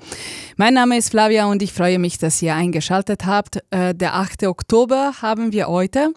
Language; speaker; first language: German; native; German